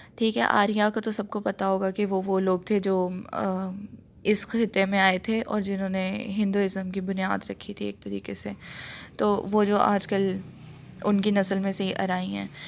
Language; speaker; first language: Urdu; non-native, local second language; Punjabi